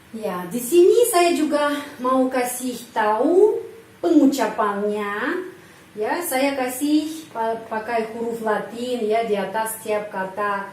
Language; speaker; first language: Indonesian; non-native, fluent; Russian